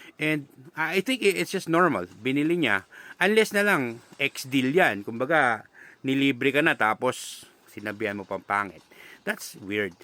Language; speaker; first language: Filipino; non-native, local second language; Hiligaynon